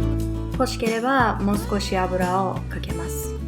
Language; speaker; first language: Japanese; non-native, learner; Bulgarian